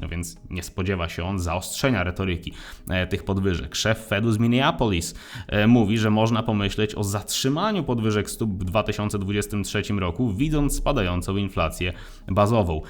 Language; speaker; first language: Polish; native; Polish